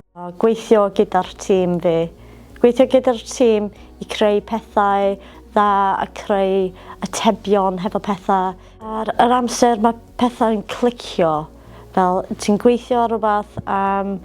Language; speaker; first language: Welsh; non-native, local second language; English